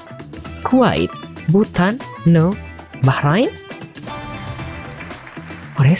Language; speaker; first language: English; non-native, learner; Indonesian